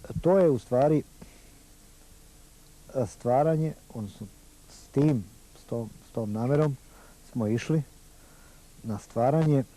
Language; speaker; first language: Bosnian; native; Bosnian